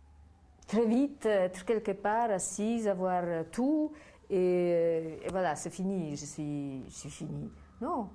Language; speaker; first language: French; non-native, fluent; Polish